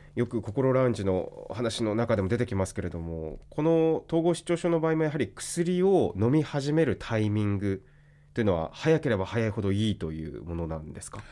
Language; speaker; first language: Japanese; native; Japanese